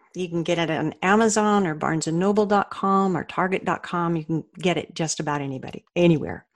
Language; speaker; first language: English; native; English